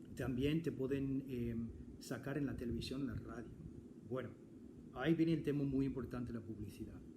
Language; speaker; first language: Spanish; non-native, fluent; English